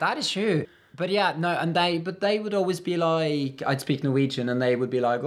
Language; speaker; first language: English; non-native, fluent; Norwegian